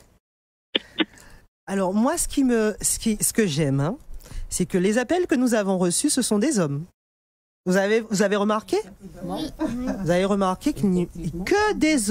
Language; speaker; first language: French; native; French